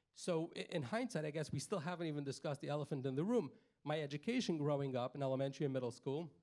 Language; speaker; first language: English; native; English